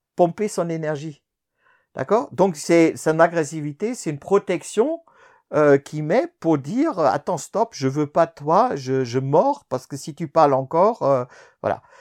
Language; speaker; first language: French; non-native, fluent; German